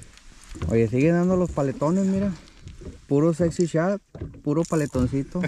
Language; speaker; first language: Spanish; native; Spanish